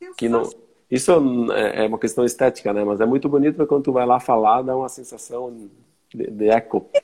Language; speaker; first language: Portuguese; native; Portuguese